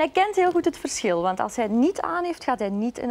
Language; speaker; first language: Dutch; native; Dutch